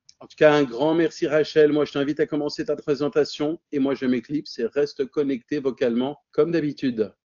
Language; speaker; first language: French; native; French